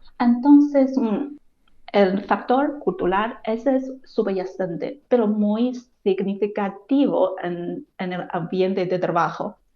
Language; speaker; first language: Spanish; non-native, fluent; Chinese